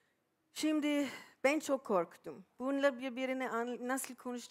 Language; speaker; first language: Turkish; non-native, fluent; German